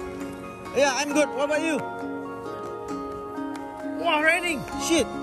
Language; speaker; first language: English; non-native, learner; Indonesian